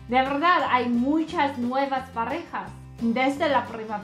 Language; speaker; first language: Spanish; non-native, learner; Korean